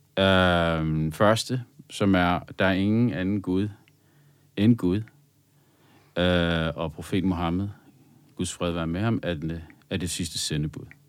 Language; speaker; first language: Danish; early bilingual, other home language; Arabic